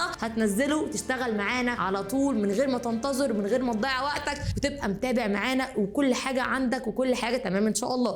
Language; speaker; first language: Arabic; native; Arabic